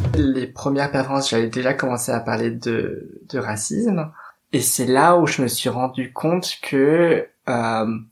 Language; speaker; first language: French; native; French